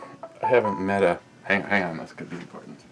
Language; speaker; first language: English; native; English